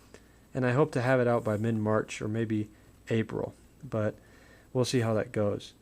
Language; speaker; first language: English; native; English